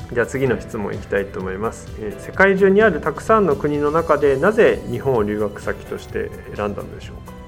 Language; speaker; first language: Japanese; native; Japanese